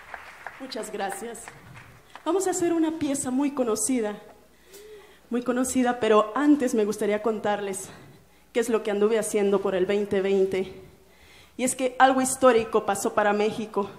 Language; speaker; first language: Spanish; native; Spanish